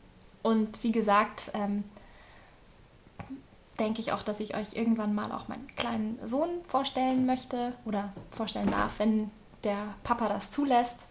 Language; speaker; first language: German; native; German